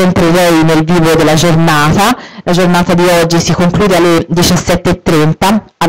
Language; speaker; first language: Italian; native; Italian